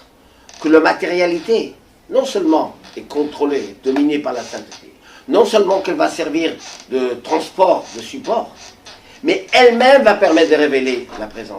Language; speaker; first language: French; native; French